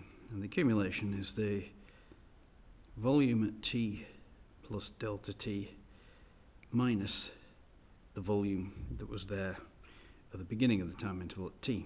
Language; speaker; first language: English; native; English